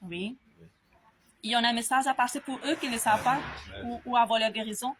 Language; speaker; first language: French; non-native, local second language; Morisyen